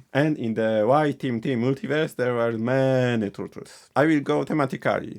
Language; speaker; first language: English; non-native, fluent; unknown